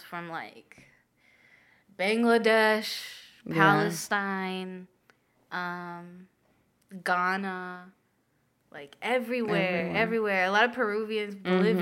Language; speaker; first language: English; native; English